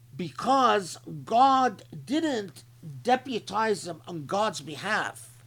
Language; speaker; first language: English; non-native, fluent; Arabic